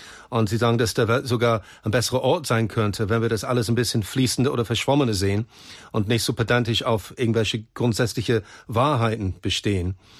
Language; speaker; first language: German; non-native, fluent; English